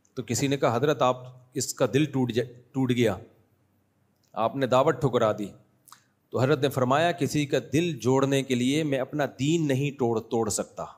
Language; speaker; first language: Urdu; native; Urdu